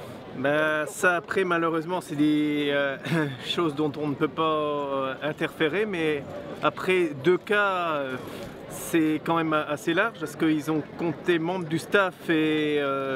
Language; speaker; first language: French; native; French